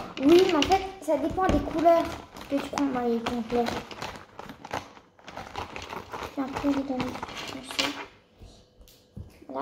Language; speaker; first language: French; early bilingual, other home language; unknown